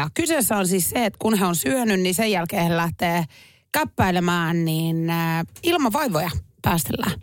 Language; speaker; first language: Finnish; native; Finnish